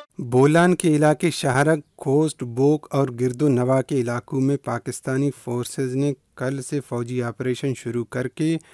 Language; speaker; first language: Urdu; non-native, local second language; Baluchi